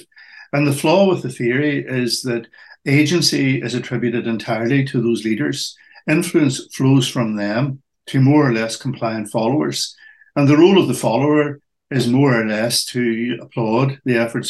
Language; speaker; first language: English; native; English